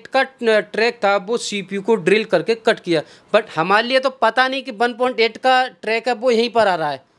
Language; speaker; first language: Hindi; native; Hindi